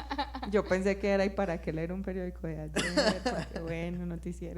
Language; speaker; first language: Spanish; native; Spanish